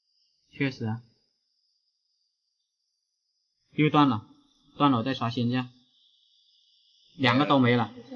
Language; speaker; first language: Chinese; native; Chinese